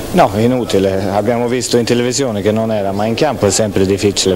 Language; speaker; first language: Italian; non-native, fluent; Swedish